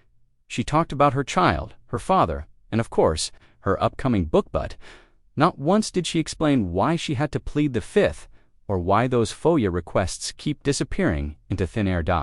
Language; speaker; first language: English; native; English